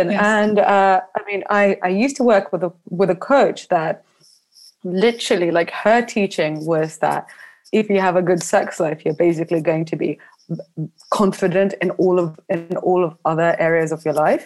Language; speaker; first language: English; early bilingual, other home language; Russian